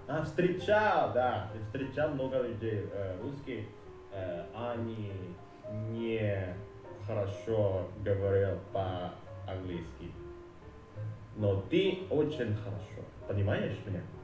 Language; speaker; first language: Russian; non-native, learner; Indonesian